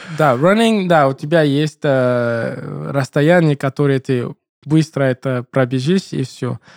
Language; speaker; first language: Russian; non-native, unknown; English